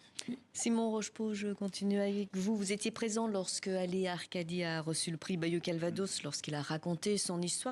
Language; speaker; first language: French; native; French